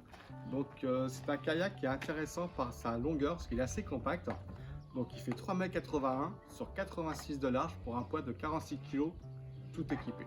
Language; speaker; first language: French; native; French